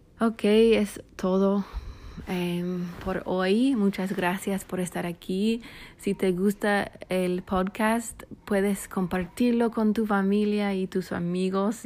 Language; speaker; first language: Spanish; non-native, fluent; English